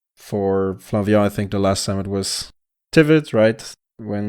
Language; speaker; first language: English; non-native, fluent; German